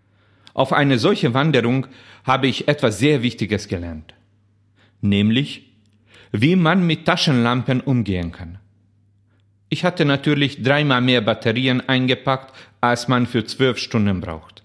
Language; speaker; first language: German; non-native, fluent; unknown